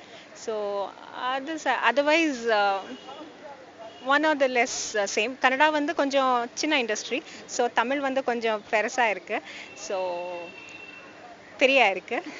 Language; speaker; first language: Tamil; non-native, learner; Kannada